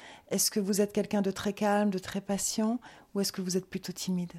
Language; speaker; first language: French; native; French